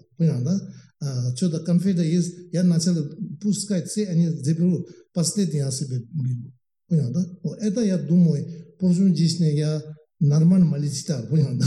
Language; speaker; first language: Russian; non-native, learner; Tibetan